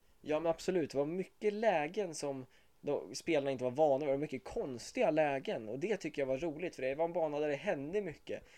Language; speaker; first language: Swedish; native; Swedish